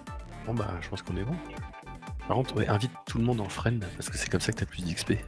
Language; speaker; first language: French; native; French